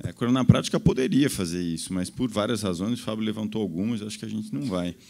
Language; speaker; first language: Portuguese; native; Portuguese